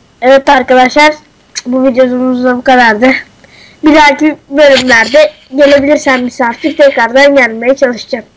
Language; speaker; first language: Turkish; native; Turkish